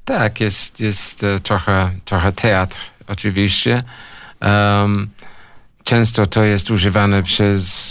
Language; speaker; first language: Polish; non-native, learner; English